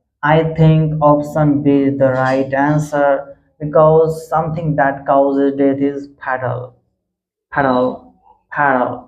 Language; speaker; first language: English; non-native, local second language; Hindi